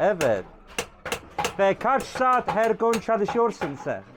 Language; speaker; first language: Turkish; non-native, learner; English